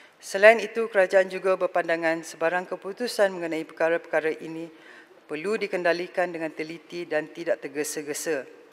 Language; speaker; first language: Malay; native; Malay